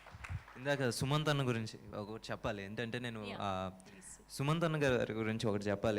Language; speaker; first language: Telugu; native; Telugu